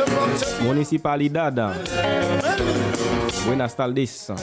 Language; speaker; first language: Spanish; non-native, learner; Haitian Creole